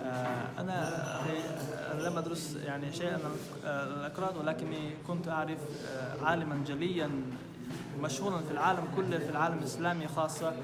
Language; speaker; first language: Arabic; non-native, fluent; Chechen